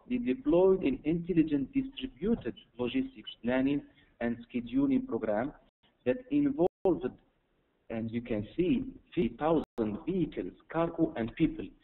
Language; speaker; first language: English; non-native, fluent; Arabic